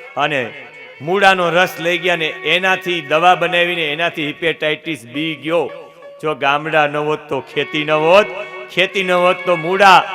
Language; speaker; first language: Gujarati; native; Gujarati